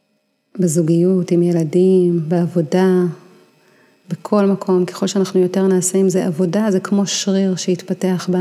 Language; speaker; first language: Hebrew; native; Hebrew